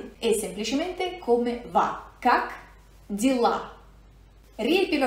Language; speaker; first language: Italian; non-native, fluent; Russian